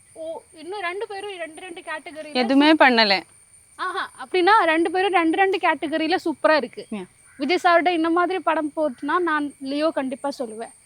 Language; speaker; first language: Tamil; non-native, learner; Malayalam